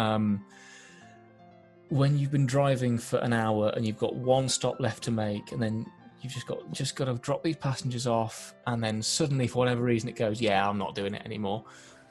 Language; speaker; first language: English; native; English